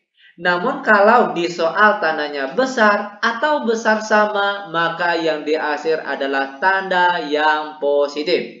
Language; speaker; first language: Indonesian; native; Indonesian